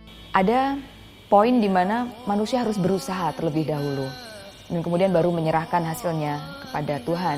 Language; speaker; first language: Indonesian; native; Indonesian